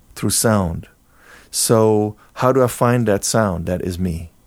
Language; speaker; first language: English; non-native, fluent; German